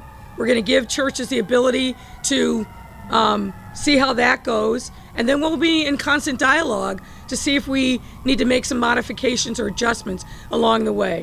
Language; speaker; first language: English; native; English